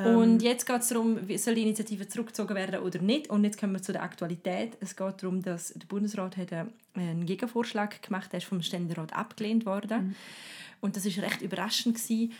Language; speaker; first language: German; native; German